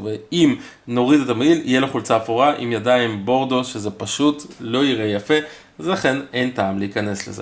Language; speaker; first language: Hebrew; native; Hebrew